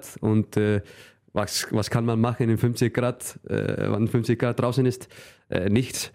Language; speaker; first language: German; non-native, fluent; Icelandic